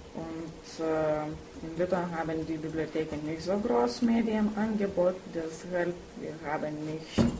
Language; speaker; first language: German; non-native, learner; Lithuanian